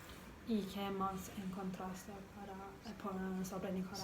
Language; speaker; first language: Spanish; non-native, learner; English